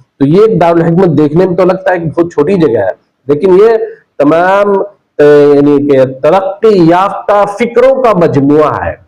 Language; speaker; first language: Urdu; native; Urdu